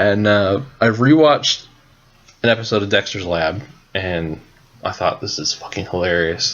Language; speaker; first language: English; native; English